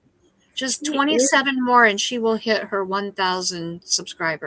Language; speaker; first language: English; native; English